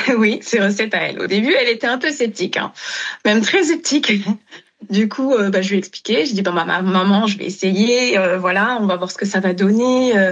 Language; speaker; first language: French; non-native, local second language; Wolof